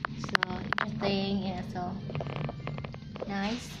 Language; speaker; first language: English; non-native, learner; Vietnamese